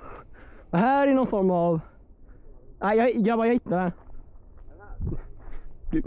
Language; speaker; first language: Swedish; native; Swedish